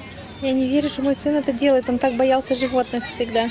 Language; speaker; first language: Russian; native; Russian